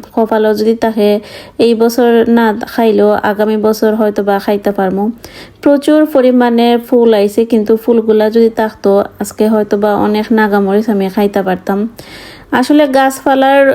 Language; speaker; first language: Bangla; non-native, local second language; Sylheti